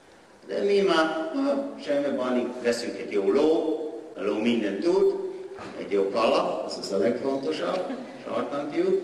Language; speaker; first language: Hungarian; non-native, learner; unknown